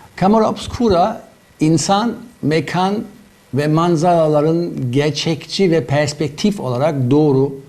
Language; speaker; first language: Turkish; non-native, fluent; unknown